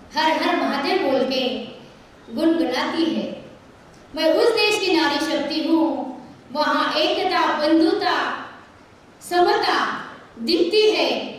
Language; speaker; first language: Hindi; non-native, local second language; Marathi